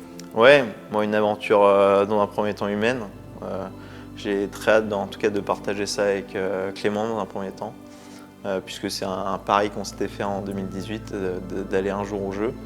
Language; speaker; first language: French; native; French